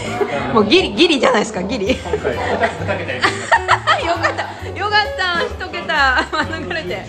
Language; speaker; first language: Japanese; native; Japanese